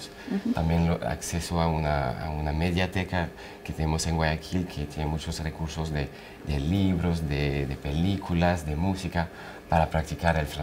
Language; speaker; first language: Spanish; non-native, fluent; French